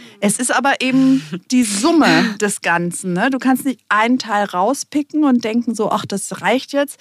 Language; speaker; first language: German; early bilingual, other home language; Greek